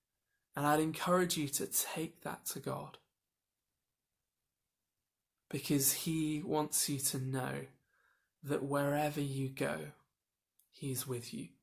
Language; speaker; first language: English; native; English